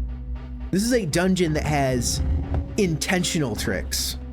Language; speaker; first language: English; native; English